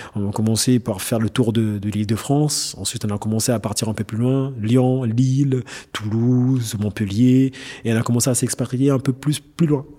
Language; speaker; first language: French; native; French